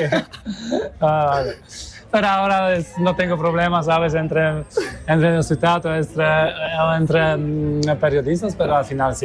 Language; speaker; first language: Spanish; non-native, fluent; Polish